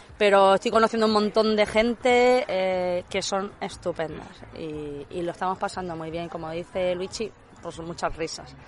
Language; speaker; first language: Spanish; native; Spanish